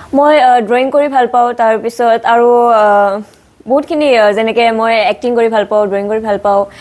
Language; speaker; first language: Assamese; native; Assamese